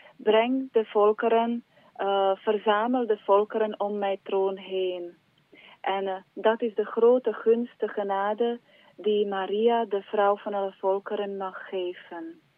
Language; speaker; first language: Dutch; non-native, fluent; Slovak